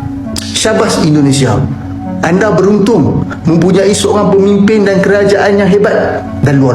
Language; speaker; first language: Malay; native; Malay